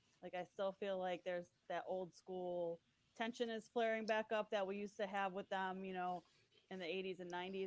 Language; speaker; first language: English; native; English